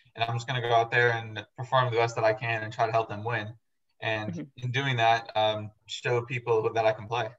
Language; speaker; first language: English; native; English